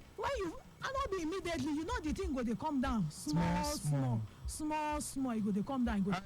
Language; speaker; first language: Nigerian Pidgin; non-native, local second language; Yoruba